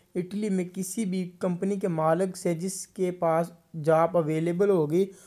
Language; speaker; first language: Urdu; non-native, local second language; Punjabi